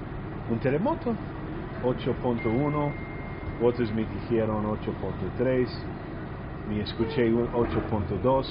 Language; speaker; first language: Spanish; early bilingual, heritage; Spanish